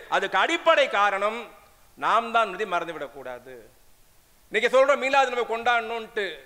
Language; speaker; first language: Tamil; non-native, local second language; Urdu